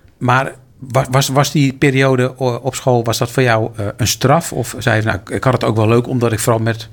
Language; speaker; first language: Dutch; native; Dutch